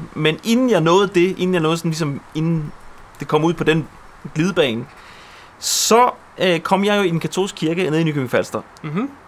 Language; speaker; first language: Danish; early bilingual, other home language; Polish